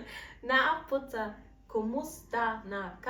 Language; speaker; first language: Cebuano; early bilingual, heritage; Cebuano